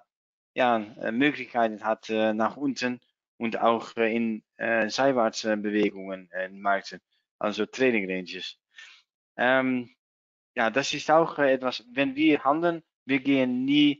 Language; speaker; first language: German; non-native, learner; Dutch